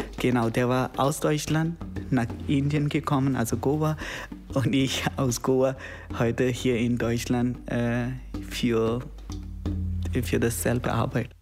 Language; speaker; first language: German; non-native, learner; Konkani